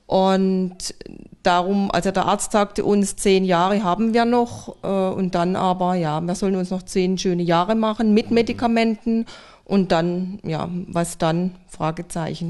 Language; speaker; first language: German; native; German